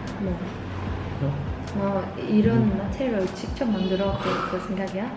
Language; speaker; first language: Korean; non-native, learner; Vietnamese